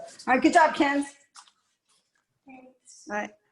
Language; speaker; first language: English; native; English